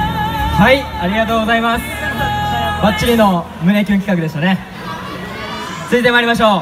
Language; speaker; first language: Japanese; native; Japanese